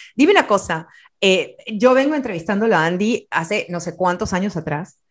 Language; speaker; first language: Spanish; native; Spanish